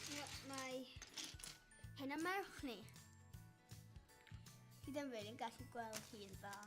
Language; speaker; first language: Welsh; non-native, local second language; English